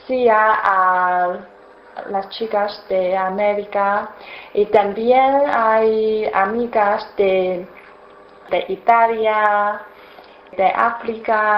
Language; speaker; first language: Spanish; non-native, learner; Chinese